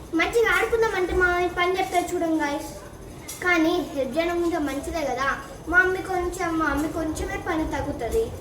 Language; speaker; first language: Telugu; non-native, local second language; Lambadi